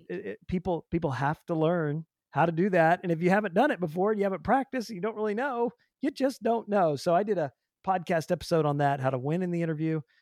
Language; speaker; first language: English; native; English